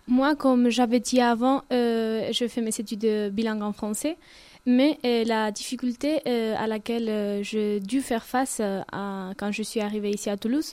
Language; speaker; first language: French; non-native, fluent; Spanish